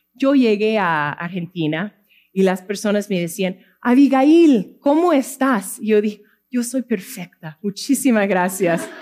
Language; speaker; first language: Spanish; non-native, fluent; English